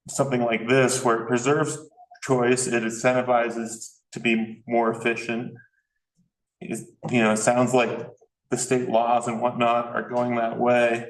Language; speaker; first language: English; native; English